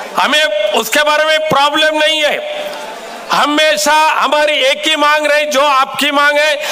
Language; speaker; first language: Hindi; non-native, local second language; Marathi